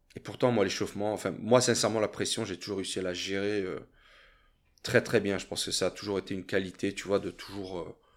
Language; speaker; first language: French; native; French